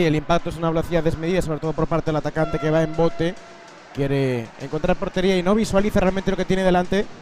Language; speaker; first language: Spanish; native; Spanish